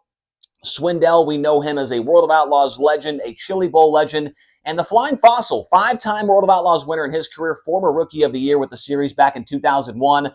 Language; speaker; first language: English; native; English